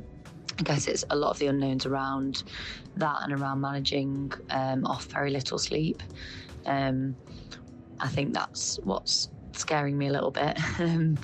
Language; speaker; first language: English; native; English